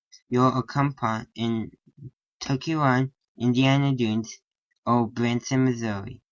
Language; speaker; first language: Spanish; non-native, learner; English